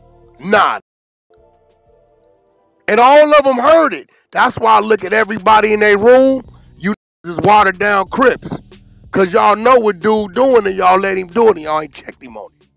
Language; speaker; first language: English; native; English